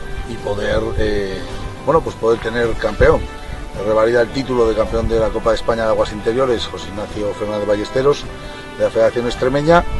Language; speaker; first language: Spanish; native; Spanish